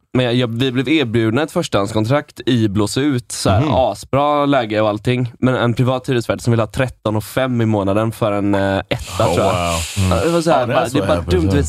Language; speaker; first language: Swedish; native; Swedish